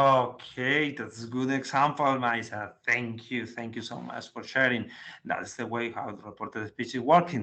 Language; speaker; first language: English; non-native, learner; Spanish